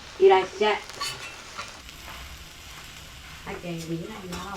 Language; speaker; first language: Japanese; native; Japanese